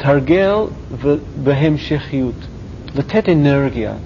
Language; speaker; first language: Hebrew; non-native, learner; English